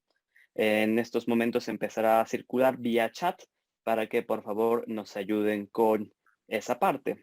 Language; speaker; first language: Spanish; native; Spanish